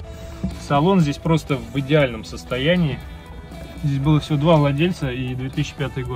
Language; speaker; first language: Russian; native; Russian